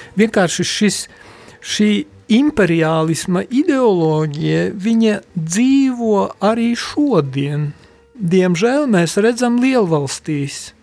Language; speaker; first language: Latvian; non-native, local second language; Polish